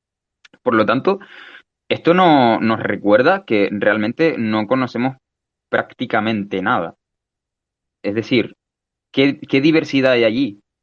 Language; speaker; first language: Spanish; native; Spanish